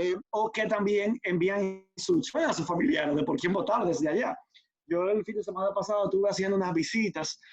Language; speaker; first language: Spanish; native; Spanish